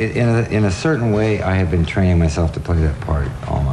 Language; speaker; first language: English; native; English